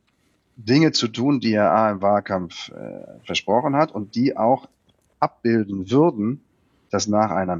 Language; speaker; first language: German; native; German